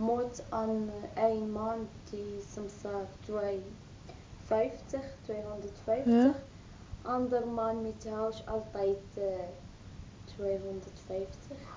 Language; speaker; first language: Dutch; non-native, learner; Arabic